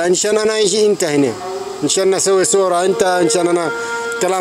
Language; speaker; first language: Arabic; non-native, learner; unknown